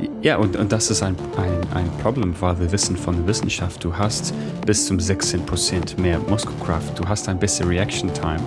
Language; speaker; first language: German; non-native, learner; English